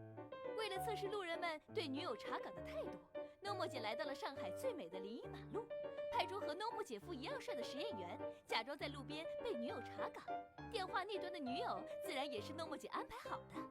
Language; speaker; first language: Chinese; native; Chinese